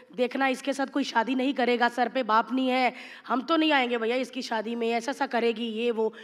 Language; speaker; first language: Hindi; native; Hindi